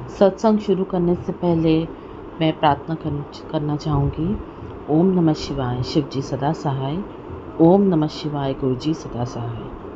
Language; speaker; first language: Hindi; non-native, local second language; Punjabi